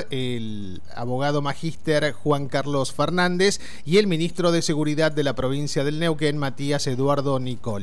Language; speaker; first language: Spanish; native; Spanish